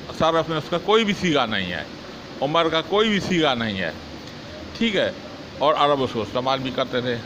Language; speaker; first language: Urdu; non-native, local second language; Sindhi